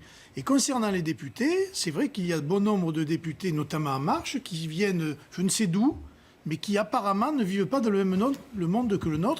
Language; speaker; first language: French; native; French